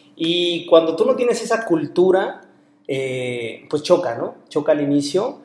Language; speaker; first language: Spanish; native; Spanish